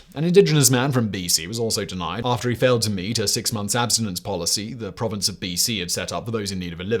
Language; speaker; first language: English; native; English